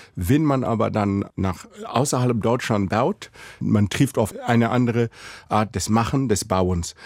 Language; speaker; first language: German; non-native, fluent; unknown